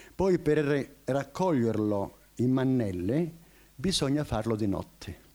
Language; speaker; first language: Italian; native; Italian